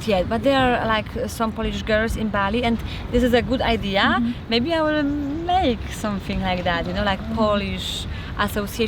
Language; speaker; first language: English; non-native, fluent; Polish